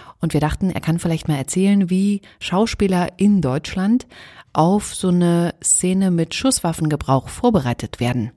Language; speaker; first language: German; native; German